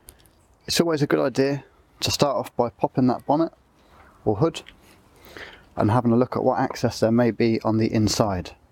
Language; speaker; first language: English; native; English